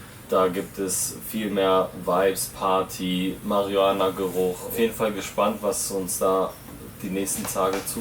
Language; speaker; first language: German; native; German